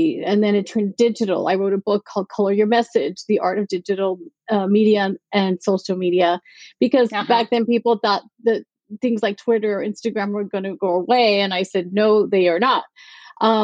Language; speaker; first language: English; native; English